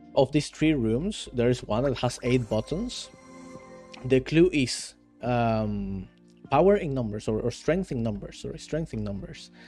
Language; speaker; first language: English; non-native, fluent; Spanish